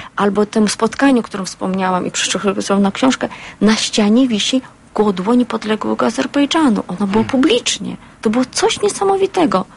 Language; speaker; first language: Polish; non-native, fluent; Azerbaijani